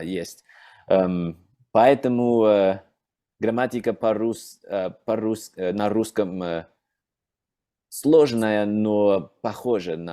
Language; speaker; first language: Russian; non-native, learner; English